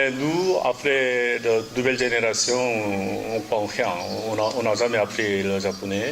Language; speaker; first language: French; non-native, learner; Korean